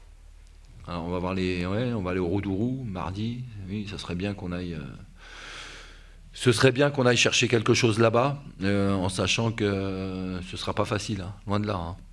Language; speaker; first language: French; native; French